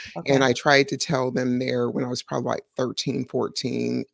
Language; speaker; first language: English; native; English